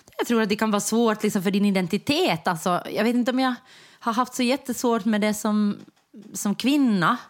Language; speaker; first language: Swedish; native; Swedish